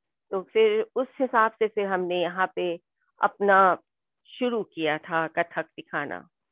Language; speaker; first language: Hindi; native; Hindi